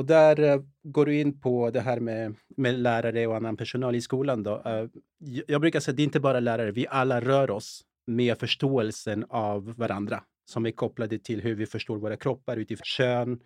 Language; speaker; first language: Swedish; early bilingual, other home language; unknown